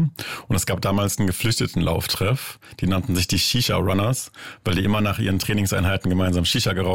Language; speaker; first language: German; native; German